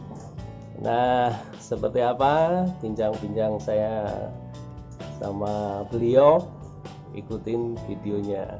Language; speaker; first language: Indonesian; native; Indonesian